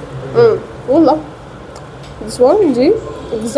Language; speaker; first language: English; non-native, local second language; Arabic